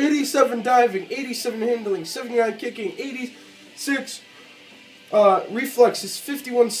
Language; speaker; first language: English; native; English